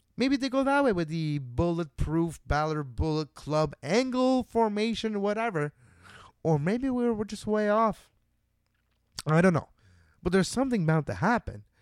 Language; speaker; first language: English; non-native, local second language; French